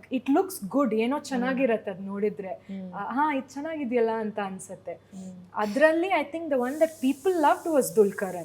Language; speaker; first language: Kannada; non-native, local second language; Malayalam